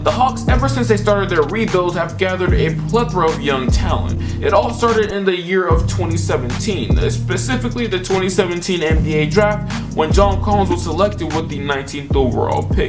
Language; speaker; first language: English; native; English